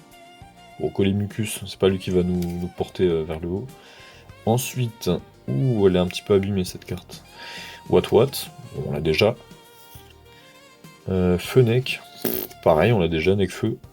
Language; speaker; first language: French; native; French